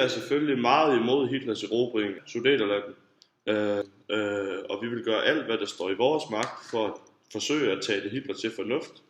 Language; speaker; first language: Danish; native; Danish